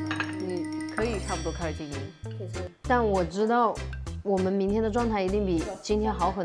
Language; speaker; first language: Chinese; native; Chinese